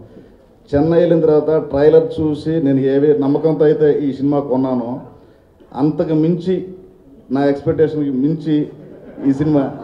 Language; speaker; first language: Telugu; native; Telugu